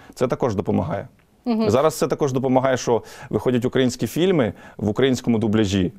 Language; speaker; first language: Ukrainian; native; Ukrainian